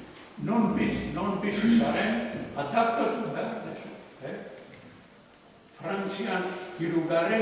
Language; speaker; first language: Basque; non-native, learner; Croatian